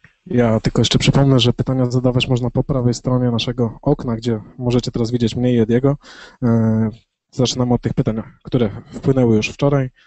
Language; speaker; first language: Polish; native; Polish